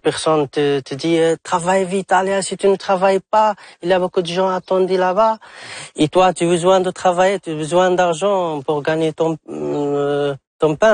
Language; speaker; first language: French; non-native, local second language; Arabic